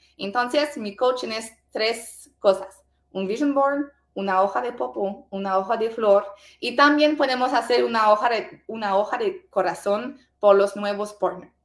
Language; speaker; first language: Spanish; non-native, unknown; French